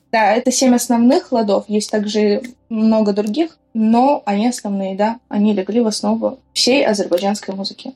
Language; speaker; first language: Russian; non-native, local second language; Azerbaijani